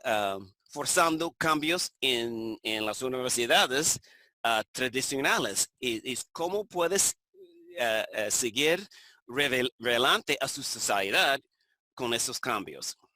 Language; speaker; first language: Spanish; non-native, fluent; English